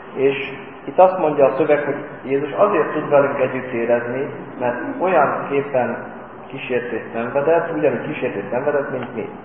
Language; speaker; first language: Hungarian; native; Hungarian